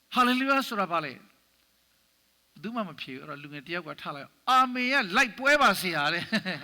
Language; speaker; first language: Burmese; non-native, local second language; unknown